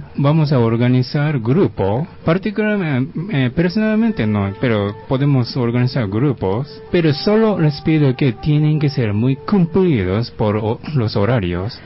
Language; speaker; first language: Spanish; non-native, learner; Japanese